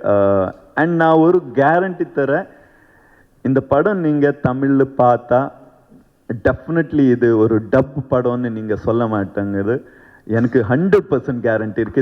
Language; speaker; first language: Tamil; non-native, learner; Kannada